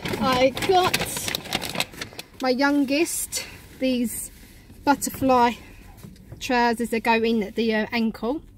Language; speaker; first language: English; native; English